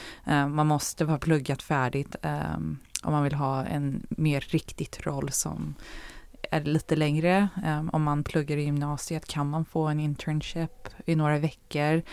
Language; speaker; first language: Swedish; early bilingual, heritage; Swedish